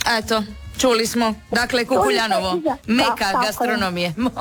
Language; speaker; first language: Serbian; native; Serbian